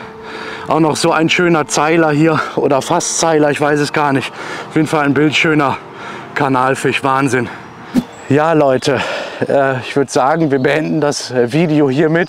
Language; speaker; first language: German; native; German